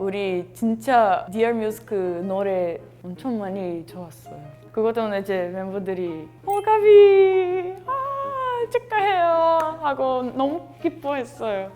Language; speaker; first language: Korean; non-native, learner; Portuguese